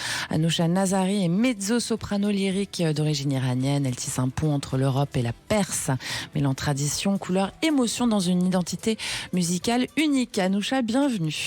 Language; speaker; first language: French; native; French